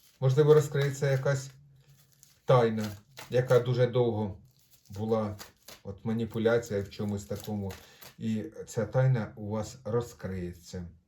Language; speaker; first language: Ukrainian; non-native, local second language; Russian